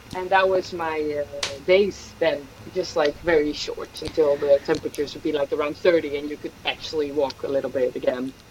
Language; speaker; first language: English; non-native, fluent; Dutch